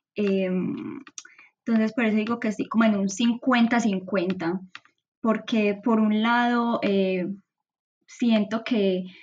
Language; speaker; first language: Spanish; native; Spanish